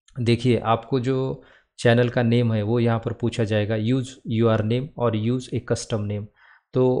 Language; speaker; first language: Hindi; non-native, local second language; Marathi